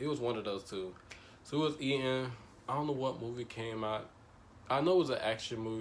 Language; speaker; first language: English; native; English